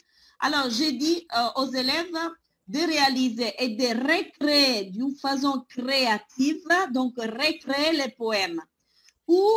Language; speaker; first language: French; non-native, fluent; Italian